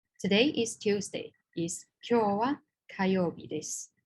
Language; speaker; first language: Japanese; non-native, fluent; Chinese